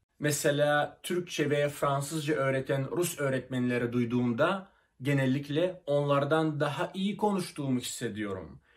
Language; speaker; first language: Turkish; non-native, fluent; Russian